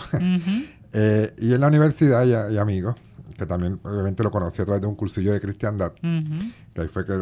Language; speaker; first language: Spanish; native; Spanish